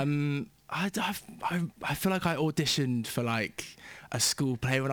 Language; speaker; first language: English; native; English